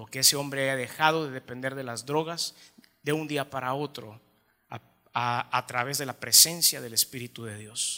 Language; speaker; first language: Spanish; native; Spanish